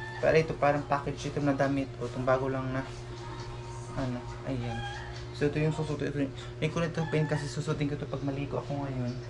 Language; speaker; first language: Filipino; non-native, local second language; Cebuano